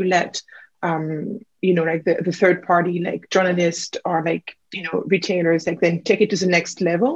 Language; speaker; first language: English; non-native, fluent; French